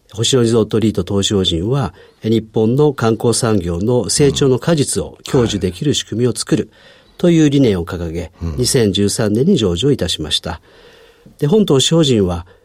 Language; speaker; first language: Japanese; native; Japanese